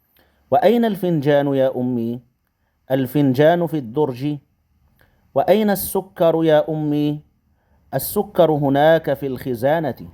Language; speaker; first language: Arabic; non-native, fluent; Indonesian